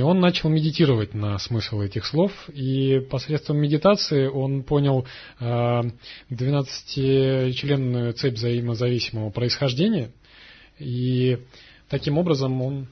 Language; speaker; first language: Russian; native; Russian